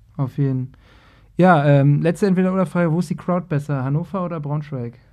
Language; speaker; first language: German; native; German